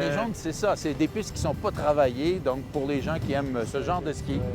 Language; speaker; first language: French; native; French